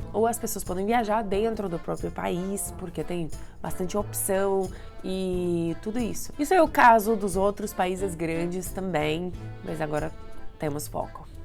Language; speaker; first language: Portuguese; non-native, fluent; Russian